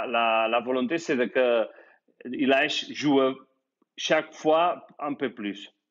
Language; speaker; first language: French; non-native, fluent; Spanish